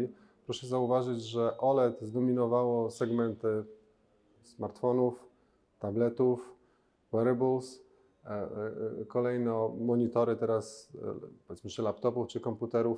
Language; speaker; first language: Polish; native; Polish